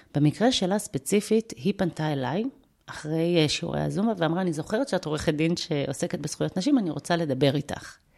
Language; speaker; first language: Hebrew; early bilingual, other home language; Russian